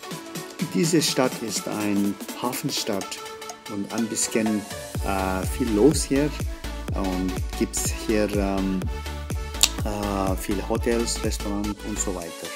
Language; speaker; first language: German; non-native, learner; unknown